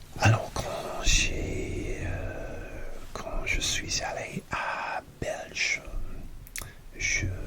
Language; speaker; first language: French; non-native, learner; English